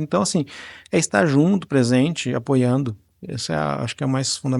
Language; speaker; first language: Portuguese; native; Portuguese